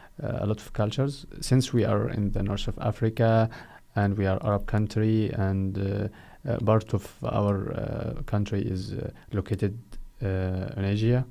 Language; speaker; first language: English; non-native, fluent; Arabic